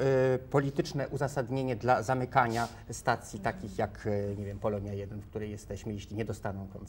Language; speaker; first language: Polish; native; Polish